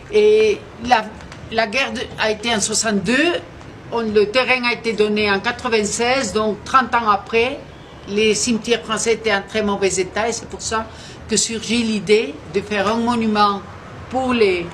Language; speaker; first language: French; non-native, fluent; Spanish